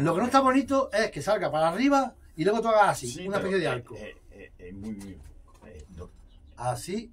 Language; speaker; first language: Spanish; native; Spanish